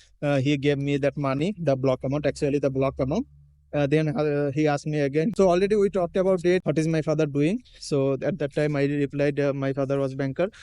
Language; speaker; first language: English; non-native, local second language; Bangla